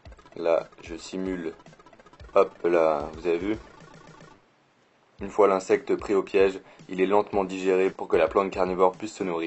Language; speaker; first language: French; native; French